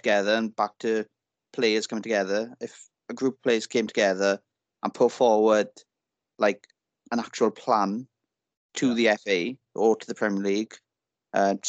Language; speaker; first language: English; native; English